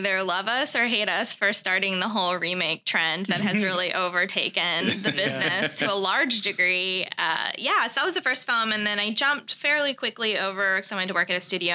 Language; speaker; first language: English; native; English